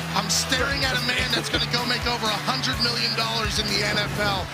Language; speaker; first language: English; native; English